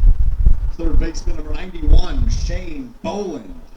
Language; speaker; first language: English; native; English